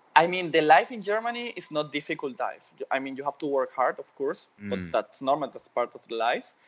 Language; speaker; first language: English; non-native, fluent; Spanish